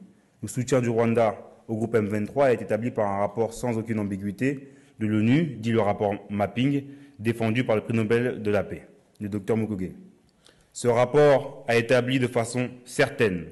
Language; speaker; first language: French; native; French